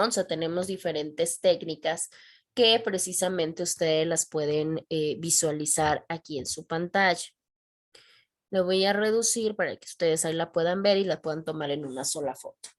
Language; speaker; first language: Spanish; native; Spanish